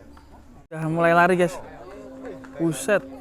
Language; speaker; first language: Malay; non-native, local second language; Javanese